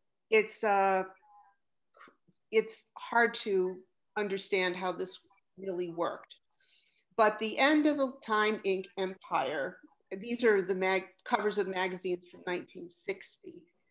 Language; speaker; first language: English; native; English